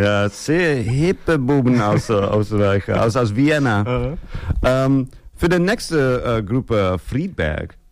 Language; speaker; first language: German; non-native, learner; Dutch